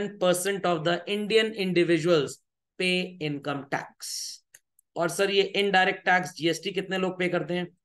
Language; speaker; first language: Hindi; native; Hindi